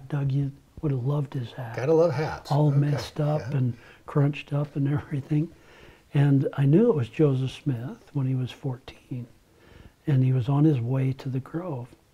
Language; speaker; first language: English; native; English